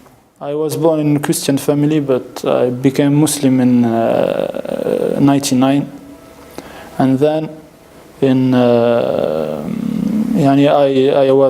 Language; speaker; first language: English; non-native, fluent; French